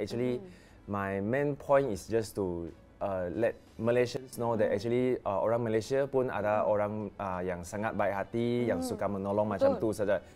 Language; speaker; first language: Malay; non-native, local second language; Chinese